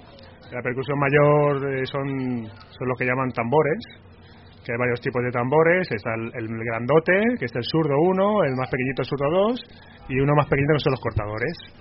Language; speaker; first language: Spanish; native; Spanish